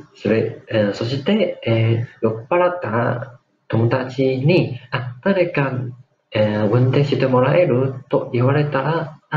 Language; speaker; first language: Japanese; non-native, fluent; Chinese